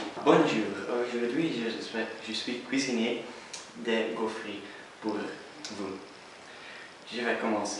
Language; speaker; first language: French; non-native, learner; Dutch